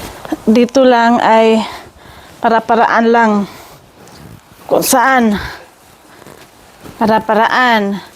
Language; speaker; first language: Filipino; native; Filipino